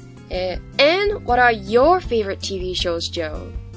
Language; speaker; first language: English; non-native, fluent; Japanese